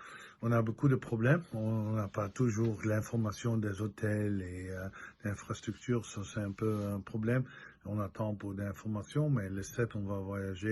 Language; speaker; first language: French; non-native, local second language; Dutch